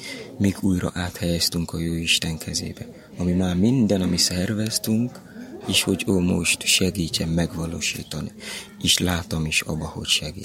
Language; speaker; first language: Hungarian; non-native, learner; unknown